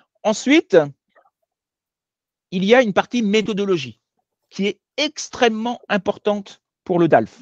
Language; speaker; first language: French; native; French